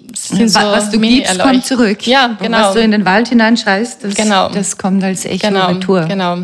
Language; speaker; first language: German; native; German